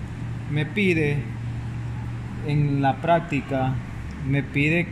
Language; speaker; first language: Spanish; native; Spanish